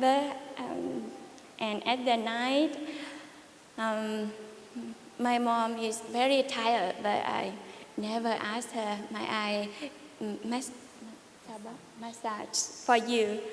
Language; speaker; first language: English; non-native, learner; Vietnamese